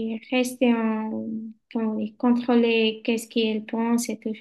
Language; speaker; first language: French; non-native, learner; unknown